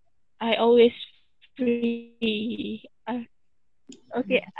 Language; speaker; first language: English; non-native, local second language; Malay